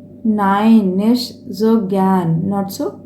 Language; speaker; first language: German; non-native, fluent; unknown